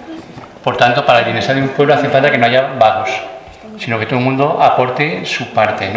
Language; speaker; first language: Spanish; native; Spanish